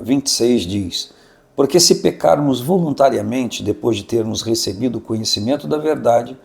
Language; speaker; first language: Portuguese; native; Portuguese